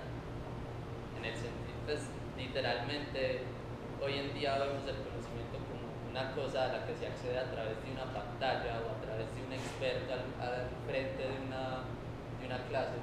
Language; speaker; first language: Spanish; native; Spanish